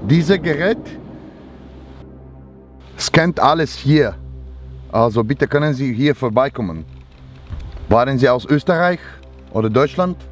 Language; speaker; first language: German; non-native, learner; Slovak